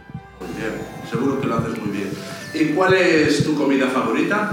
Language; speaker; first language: Spanish; native; Spanish